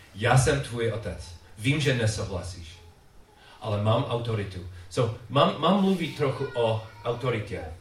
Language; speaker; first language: Czech; non-native, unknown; English